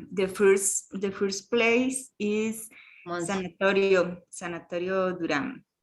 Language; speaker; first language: English; non-native, learner; Spanish